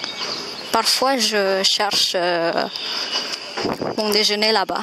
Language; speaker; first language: French; non-native, fluent; Indonesian